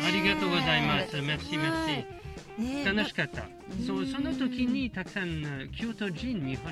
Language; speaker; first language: Japanese; non-native, fluent; French